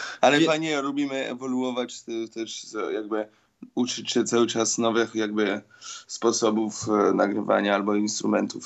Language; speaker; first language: Polish; early bilingual, heritage; Polish